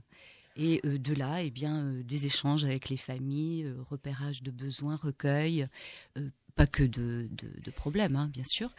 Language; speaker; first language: French; native; French